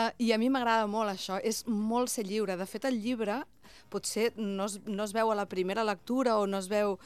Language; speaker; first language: Catalan; native; Catalan